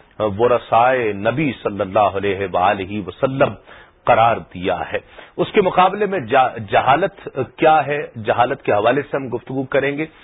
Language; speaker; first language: Urdu; native; Urdu